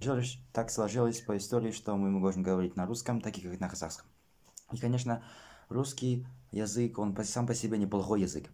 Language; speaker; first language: Russian; non-native, local second language; Kazakh